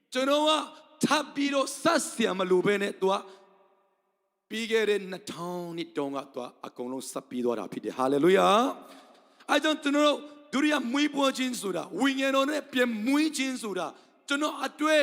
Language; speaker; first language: Burmese; non-native, local second language; Tedim Chin